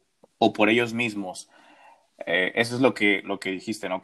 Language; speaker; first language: Spanish; native; Spanish